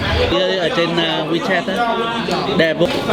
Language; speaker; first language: Vietnamese; non-native, local second language; Cantonese